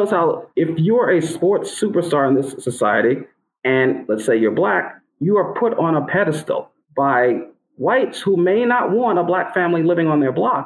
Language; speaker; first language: English; native; English